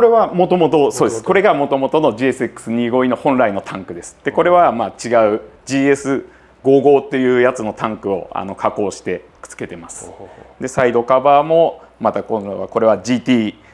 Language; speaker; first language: Japanese; native; Japanese